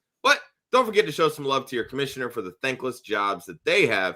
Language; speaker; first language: English; native; English